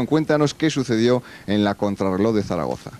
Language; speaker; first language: Spanish; native; Spanish